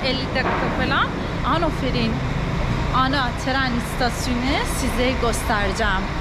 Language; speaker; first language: Turkish; non-native, learner; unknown